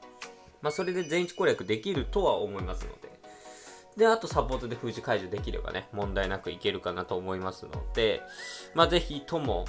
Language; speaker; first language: Japanese; native; Japanese